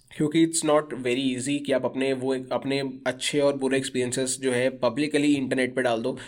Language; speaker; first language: Hindi; native; Hindi